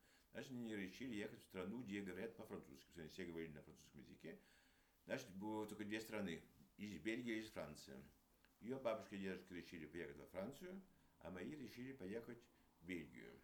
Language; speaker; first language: Russian; early bilingual, heritage; Russian